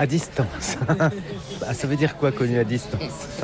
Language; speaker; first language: French; native; French